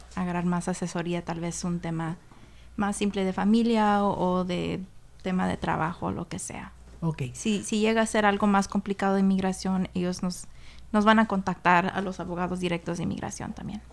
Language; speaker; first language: Spanish; early bilingual, heritage; Spanish